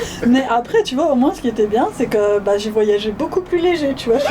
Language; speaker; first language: French; native; French